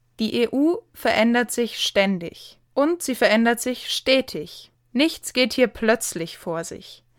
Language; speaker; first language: German; native; German